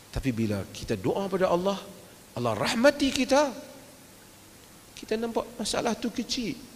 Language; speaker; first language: Malay; native; Malay